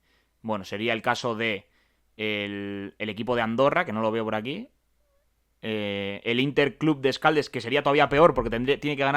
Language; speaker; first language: Spanish; native; Spanish